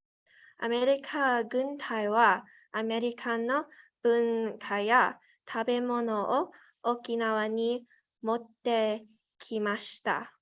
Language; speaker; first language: Japanese; non-native, learner; English